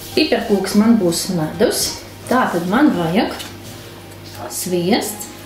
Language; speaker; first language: Latvian; non-native, local second language; Russian